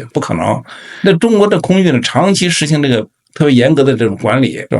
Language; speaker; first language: Chinese; native; Chinese